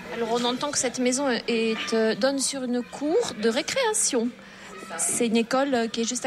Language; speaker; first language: French; native; French